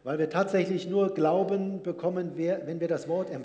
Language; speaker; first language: German; native; German